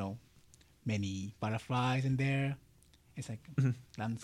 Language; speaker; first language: English; non-native, learner; Japanese